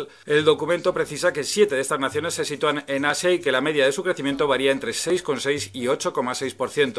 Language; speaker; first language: Spanish; native; Spanish